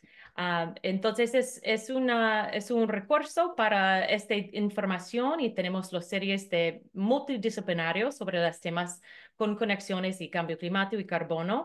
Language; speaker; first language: Spanish; non-native, fluent; English